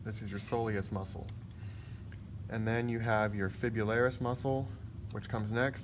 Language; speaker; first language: English; native; English